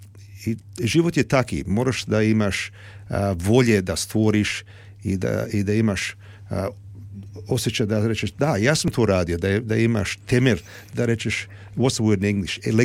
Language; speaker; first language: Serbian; early bilingual, heritage; Serbian